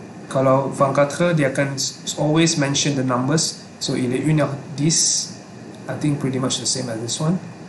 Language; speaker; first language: English; non-native, local second language; Malay